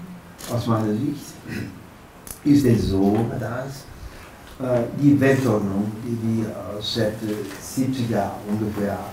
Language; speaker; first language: German; non-native, fluent; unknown